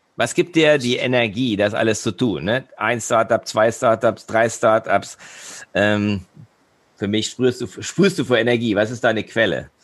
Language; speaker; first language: German; native; German